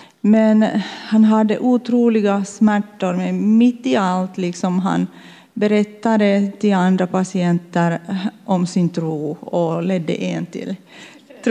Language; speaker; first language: Swedish; non-native, fluent; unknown